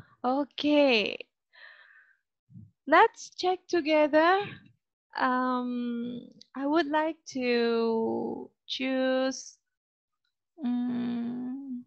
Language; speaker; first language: English; non-native, learner; Indonesian